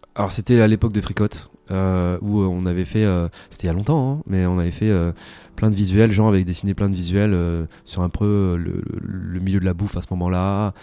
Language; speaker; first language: French; native; French